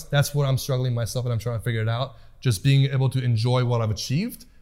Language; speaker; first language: English; early bilingual, other home language; Persian